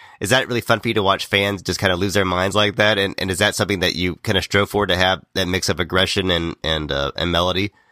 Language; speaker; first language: English; native; English